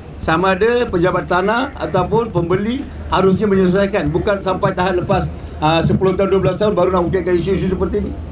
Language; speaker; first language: Malay; non-native, local second language; Tamil